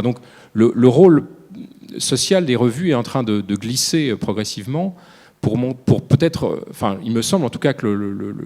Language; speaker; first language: French; native; French